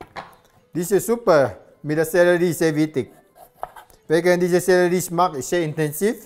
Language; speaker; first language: German; non-native, learner; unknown